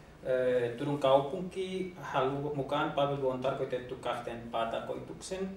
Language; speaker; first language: Finnish; non-native, learner; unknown